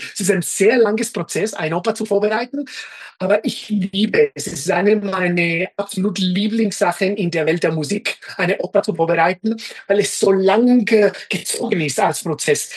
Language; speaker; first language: German; non-native, fluent; Spanish